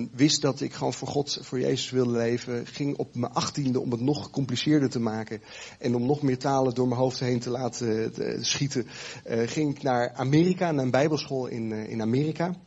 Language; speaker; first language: Dutch; early bilingual, heritage; Dutch